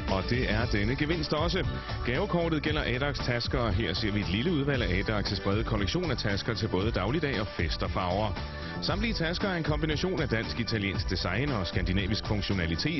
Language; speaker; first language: Danish; native; Danish